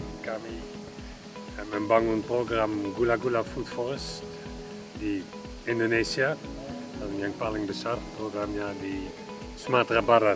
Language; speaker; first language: Indonesian; non-native, fluent; Dutch